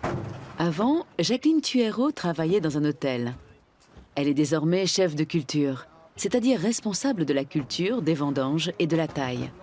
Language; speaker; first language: French; native; French